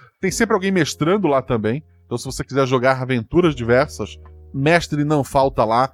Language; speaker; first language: Portuguese; native; Portuguese